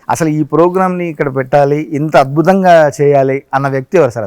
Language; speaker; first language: Telugu; native; Telugu